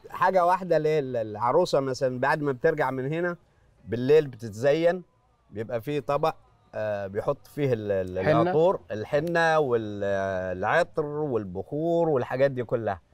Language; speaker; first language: Egyptian Arabic; non-native, local second language; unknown